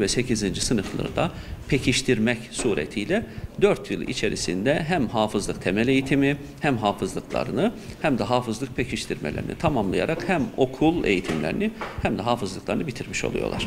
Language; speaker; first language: Turkish; native; Turkish